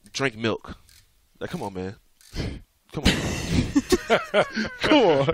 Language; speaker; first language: English; native; English